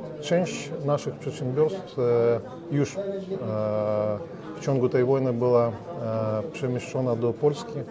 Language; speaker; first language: Polish; non-native, learner; Ukrainian